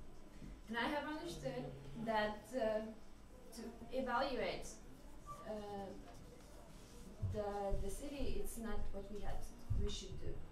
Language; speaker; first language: English; non-native, learner; French